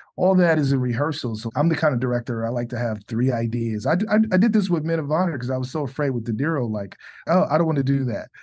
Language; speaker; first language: English; native; English